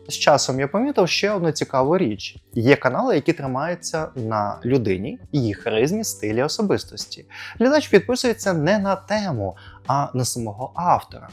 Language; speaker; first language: Ukrainian; non-native, local second language; Russian